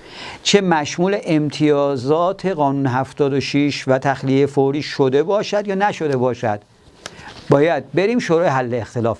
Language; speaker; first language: Persian; native; Persian